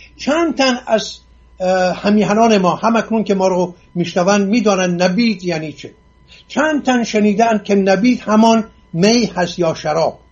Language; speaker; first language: Persian; non-native, local second language; Assyrian Neo-Aramaic